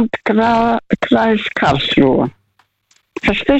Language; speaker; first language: German; non-native, fluent; Russian